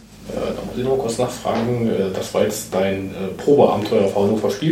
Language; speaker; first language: German; native; German